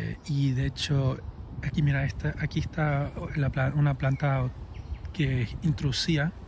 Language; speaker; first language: Spanish; early bilingual, heritage; English